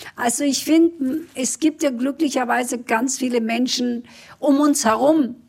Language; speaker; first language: German; early bilingual, other home language; Kurdish